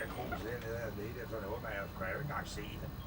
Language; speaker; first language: Danish; native; Danish